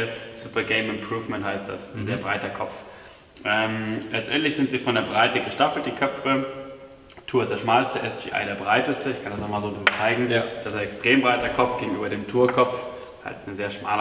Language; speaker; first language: German; native; German